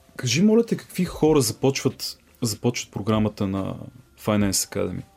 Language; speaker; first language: Bulgarian; native; Bulgarian